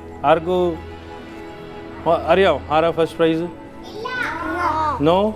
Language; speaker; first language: Malayalam; non-native, fluent; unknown